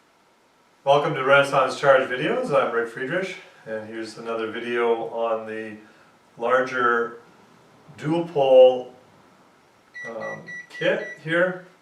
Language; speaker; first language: English; native; English